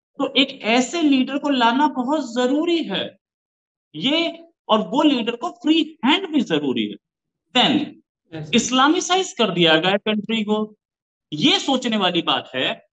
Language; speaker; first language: Hindi; native; Hindi